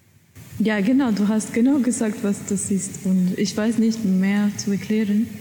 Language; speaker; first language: German; non-native, learner; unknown